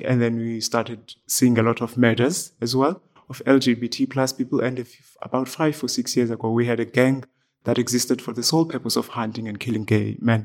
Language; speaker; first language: English; non-native, local second language; Xhosa